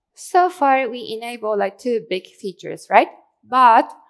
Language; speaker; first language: English; non-native, fluent; Japanese